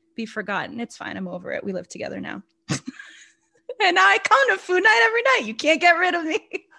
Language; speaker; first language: English; non-native, fluent; Portuguese